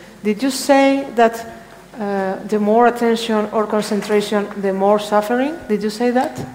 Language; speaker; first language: English; non-native, fluent; Spanish